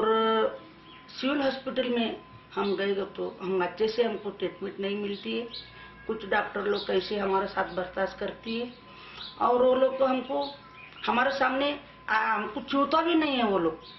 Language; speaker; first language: Hindi; non-native, local second language; Marathi